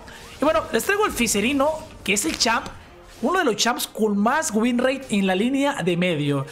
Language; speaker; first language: Spanish; native; Spanish